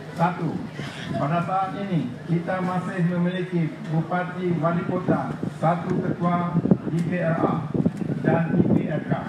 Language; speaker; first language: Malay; non-native, local second language; Achinese